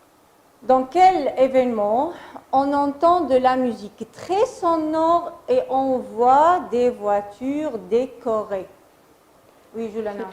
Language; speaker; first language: French; non-native, fluent; Arabic